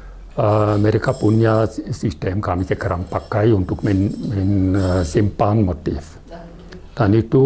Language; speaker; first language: Indonesian; non-native, learner; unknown